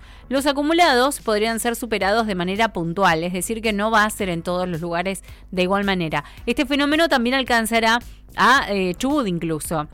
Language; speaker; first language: Spanish; native; Spanish